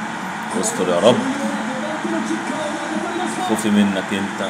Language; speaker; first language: Arabic; native; Arabic